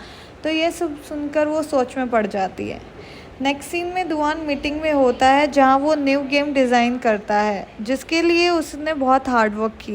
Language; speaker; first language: Hindi; native; Hindi